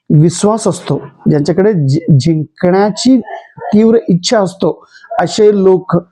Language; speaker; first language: Marathi; non-native, local second language; Kannada